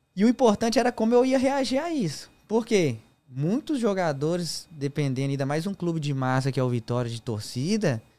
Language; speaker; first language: Portuguese; native; Portuguese